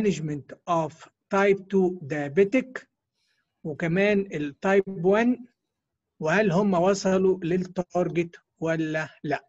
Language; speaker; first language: Arabic; native; Arabic